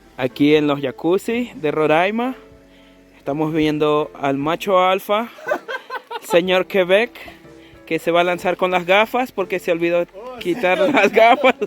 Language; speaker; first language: Spanish; native; Spanish